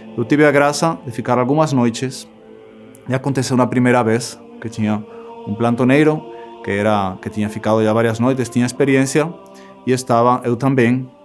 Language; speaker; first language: Portuguese; native; Portuguese